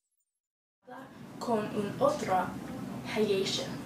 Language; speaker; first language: Spanish; non-native, learner; English